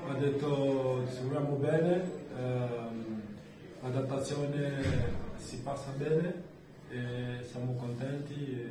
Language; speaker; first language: Italian; non-native, learner; French